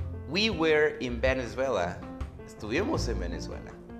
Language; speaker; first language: English; non-native, fluent; Spanish